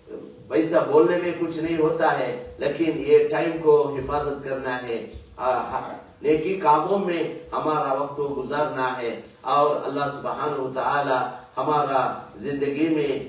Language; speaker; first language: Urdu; non-native, fluent; Tamil